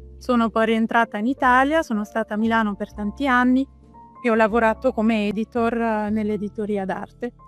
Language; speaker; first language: Italian; non-native, local second language; German